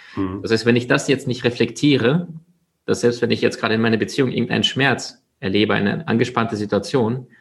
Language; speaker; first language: German; early bilingual, other home language; Russian